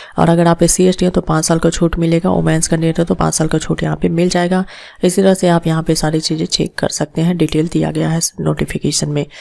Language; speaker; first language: Hindi; native; Hindi